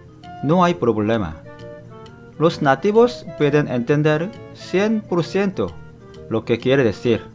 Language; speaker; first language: Spanish; non-native, fluent; Korean